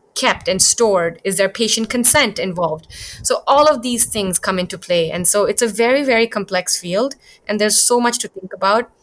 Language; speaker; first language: English; early bilingual, other home language; Thai